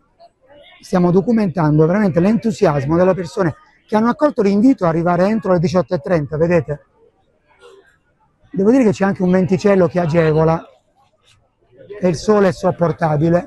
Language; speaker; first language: Italian; native; Italian